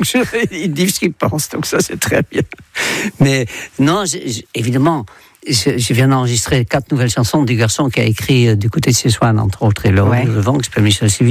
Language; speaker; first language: French; non-native, fluent; Dutch